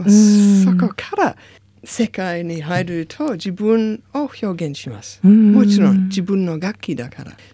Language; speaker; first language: Japanese; non-native, learner; English